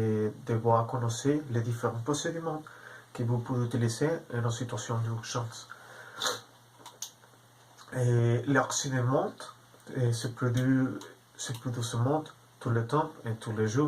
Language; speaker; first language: French; non-native, learner; Spanish